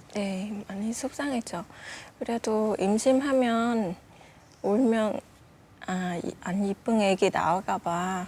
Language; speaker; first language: Korean; non-native, fluent; Vietnamese